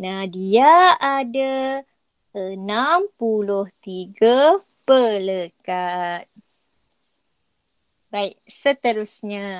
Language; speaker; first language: Malay; native; Malay